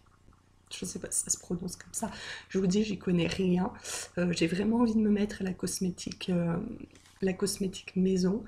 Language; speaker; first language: French; native; French